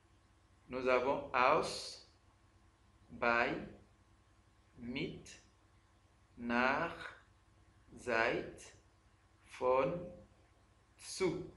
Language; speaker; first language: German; non-native, fluent; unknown